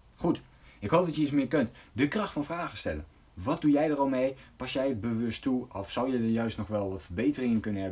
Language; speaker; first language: Dutch; native; Dutch